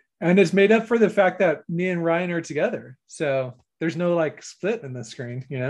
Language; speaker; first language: English; native; English